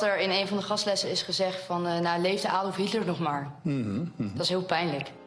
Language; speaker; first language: Dutch; native; Dutch